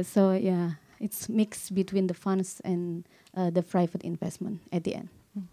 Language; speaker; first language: English; non-native, learner; Indonesian